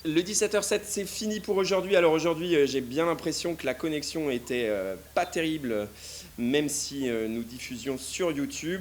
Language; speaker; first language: French; native; French